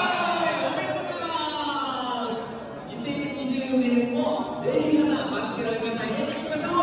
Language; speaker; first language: Japanese; native; Japanese